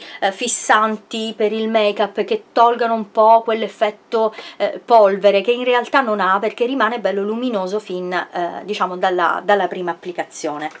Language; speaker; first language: Italian; native; Italian